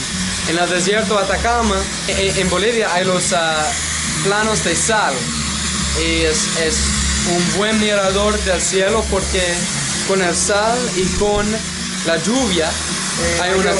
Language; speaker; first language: Spanish; non-native, learner; English